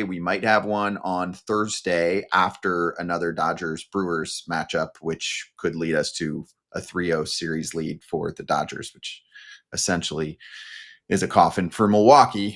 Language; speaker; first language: English; native; English